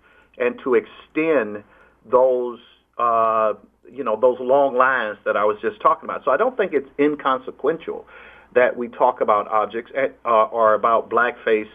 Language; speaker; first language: English; native; English